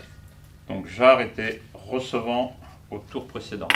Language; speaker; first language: French; native; French